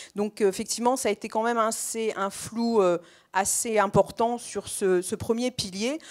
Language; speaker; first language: French; native; French